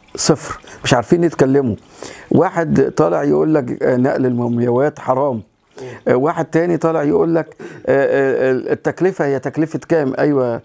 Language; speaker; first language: Arabic; native; Arabic